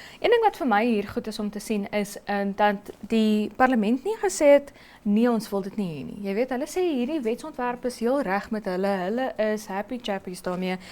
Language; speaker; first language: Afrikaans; native; Afrikaans